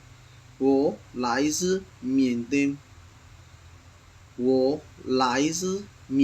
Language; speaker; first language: Chinese; non-native, fluent; Burmese